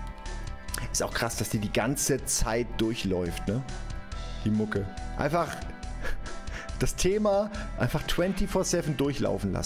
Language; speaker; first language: German; native; German